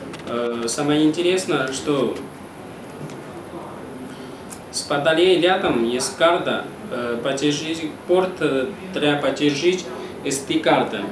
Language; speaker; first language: Russian; non-native, learner; Chinese